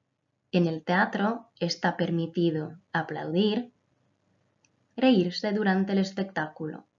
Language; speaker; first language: Spanish; non-native, fluent; Croatian